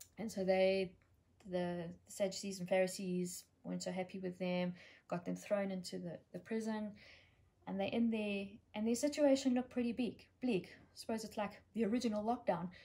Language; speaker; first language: English; native; English